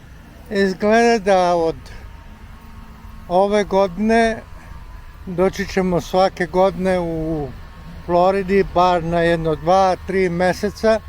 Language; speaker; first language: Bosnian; non-native, local second language; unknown